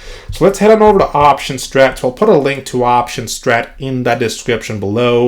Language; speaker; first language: English; native; English